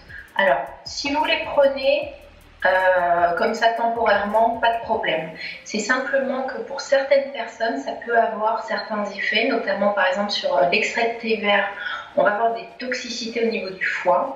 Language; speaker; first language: French; native; French